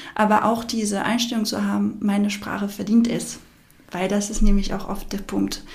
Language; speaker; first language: German; non-native, fluent; French